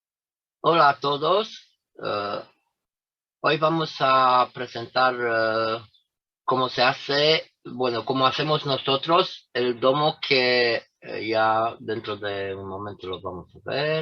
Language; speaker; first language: Spanish; non-native, fluent; Romanian